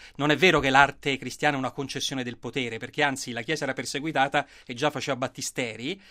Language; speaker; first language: Italian; native; Italian